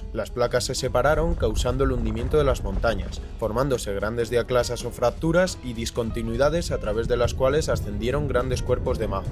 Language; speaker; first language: Spanish; native; Spanish